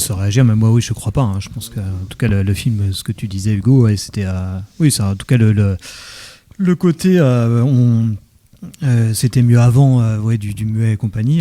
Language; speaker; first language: French; native; French